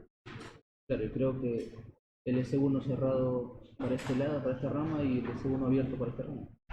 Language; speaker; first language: Spanish; native; Spanish